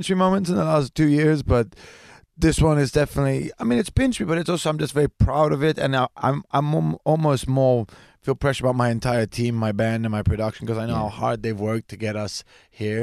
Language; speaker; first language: English; native; English